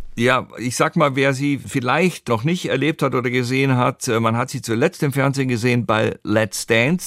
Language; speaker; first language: German; native; German